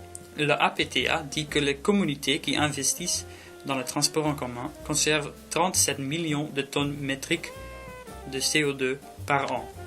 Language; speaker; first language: French; non-native, learner; English